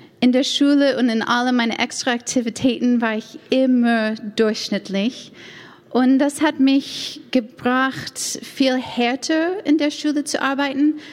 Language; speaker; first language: German; non-native, fluent; English